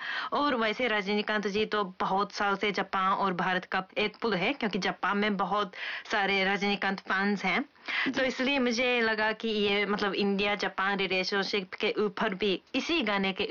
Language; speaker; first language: Hindi; non-native, fluent; Japanese